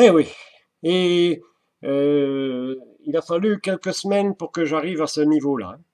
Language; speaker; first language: French; native; French